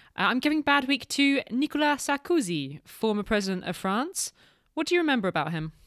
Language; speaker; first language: English; native; English